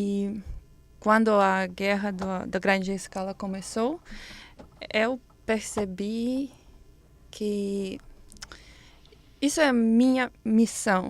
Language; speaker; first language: Portuguese; non-native, learner; Ukrainian